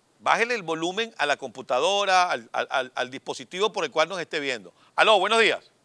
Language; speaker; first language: Spanish; native; Spanish